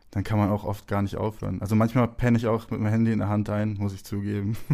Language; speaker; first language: German; native; German